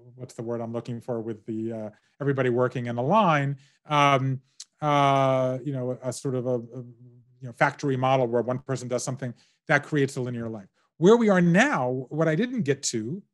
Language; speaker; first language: English; native; English